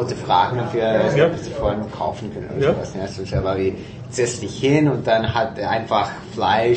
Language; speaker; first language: German; non-native, fluent; English